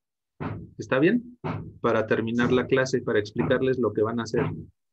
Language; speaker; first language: Spanish; native; Spanish